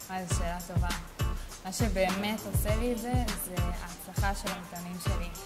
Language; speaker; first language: Hebrew; early bilingual, other home language; English